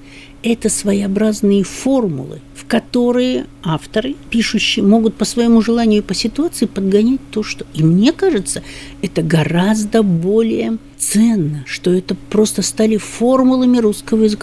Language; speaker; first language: Russian; native; Russian